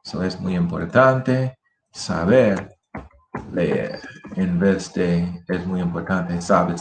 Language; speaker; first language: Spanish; non-native, fluent; English